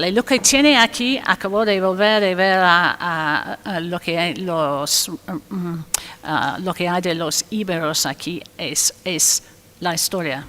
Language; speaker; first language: Spanish; non-native, fluent; English